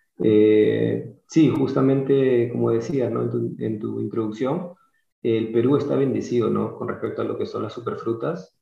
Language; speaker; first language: Spanish; early bilingual, heritage; Spanish